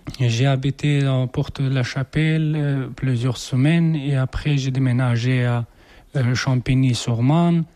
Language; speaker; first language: French; non-native, learner; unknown